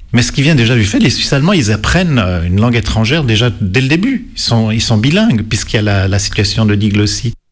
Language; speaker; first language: French; native; French